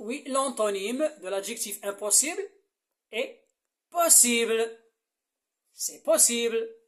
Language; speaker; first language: French; non-native, local second language; Arabic